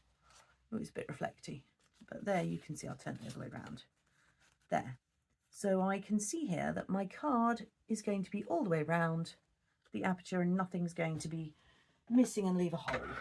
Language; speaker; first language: English; native; English